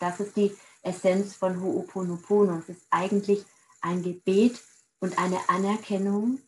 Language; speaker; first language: German; native; German